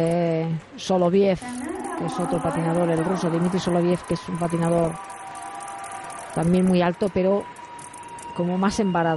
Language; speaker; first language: Spanish; native; Spanish